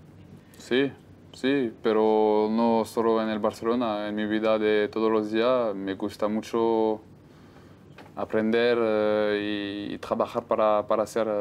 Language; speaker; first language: Spanish; non-native, fluent; French